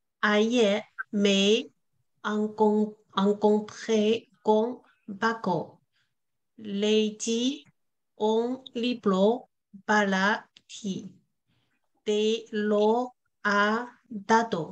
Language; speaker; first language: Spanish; non-native, learner; Chinese